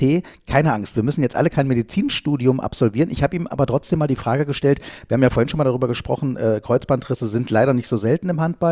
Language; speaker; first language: German; native; German